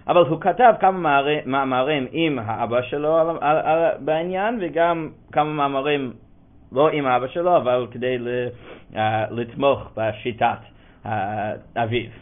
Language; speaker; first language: Hebrew; non-native, fluent; English